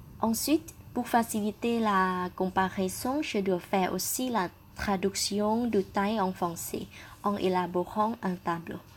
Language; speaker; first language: French; non-native, fluent; Thai